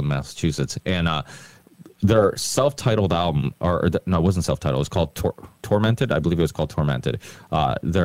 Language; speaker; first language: English; native; English